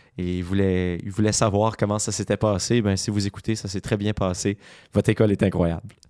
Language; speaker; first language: French; native; French